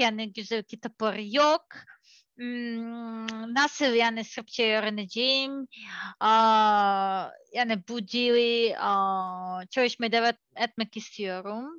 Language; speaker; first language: Turkish; non-native, learner; Serbian